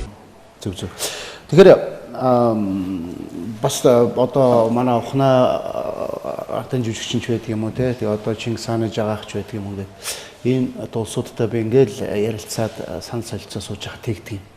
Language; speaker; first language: Mongolian; native; Mongolian